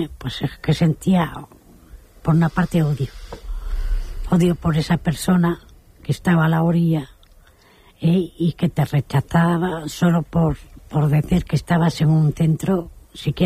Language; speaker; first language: Spanish; native; Spanish